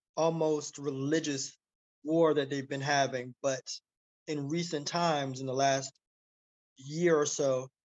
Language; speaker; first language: English; native; English